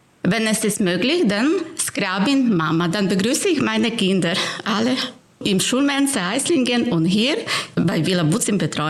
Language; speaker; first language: German; non-native, fluent; Ukrainian